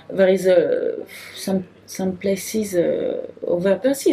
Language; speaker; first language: English; non-native, learner; French